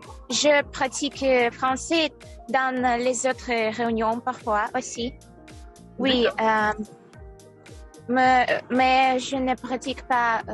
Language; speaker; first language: French; non-native, learner; Russian